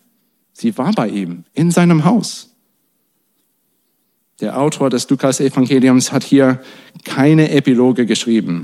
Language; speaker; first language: German; non-native, fluent; English